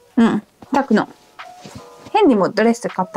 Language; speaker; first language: Japanese; non-native, learner; English